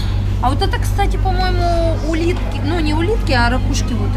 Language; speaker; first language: Russian; native; Russian